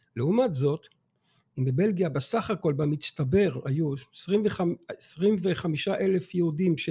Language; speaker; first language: Hebrew; non-native, fluent; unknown